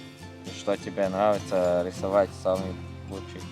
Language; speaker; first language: Russian; non-native, learner; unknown